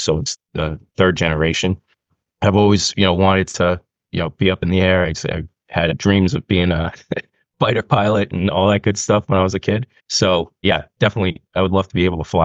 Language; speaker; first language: English; native; English